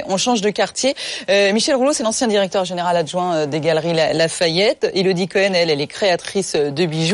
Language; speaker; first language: French; native; French